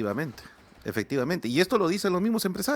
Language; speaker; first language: Spanish; native; Spanish